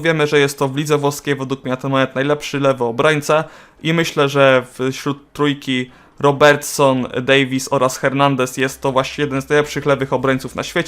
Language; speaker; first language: Polish; native; Polish